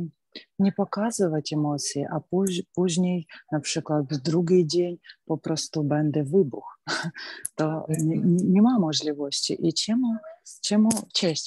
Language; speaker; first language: Polish; non-native, learner; Ukrainian